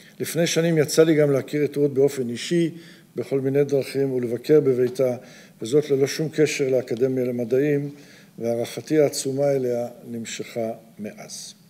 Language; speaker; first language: Hebrew; early bilingual, other home language; English